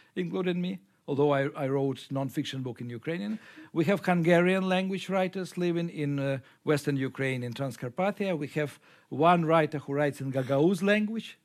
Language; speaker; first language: English; non-native, fluent; Ukrainian